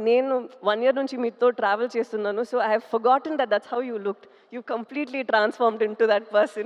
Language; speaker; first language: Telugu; non-native, local second language; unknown